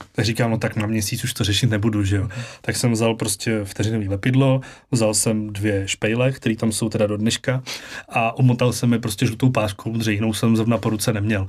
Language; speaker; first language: Czech; native; Czech